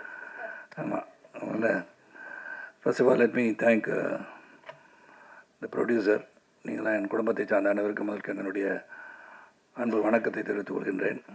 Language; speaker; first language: Tamil; native; Tamil